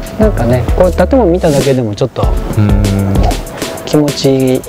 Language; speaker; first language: Japanese; native; Japanese